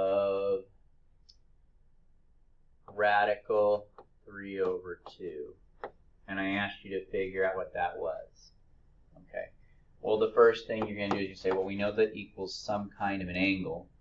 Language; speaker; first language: English; native; English